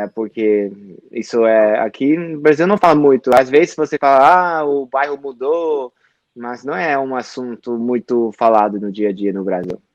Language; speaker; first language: Portuguese; non-native, fluent; English